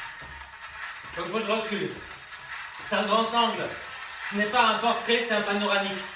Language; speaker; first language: French; native; French